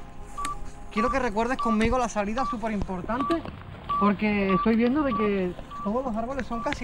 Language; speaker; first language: Spanish; native; Spanish